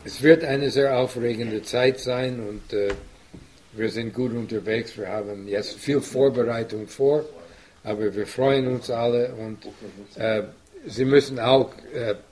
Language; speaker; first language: German; non-native, fluent; English